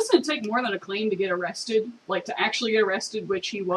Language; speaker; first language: English; native; English